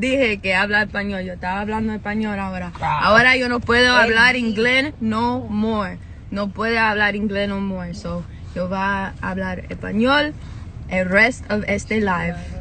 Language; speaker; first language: Spanish; early bilingual, heritage; English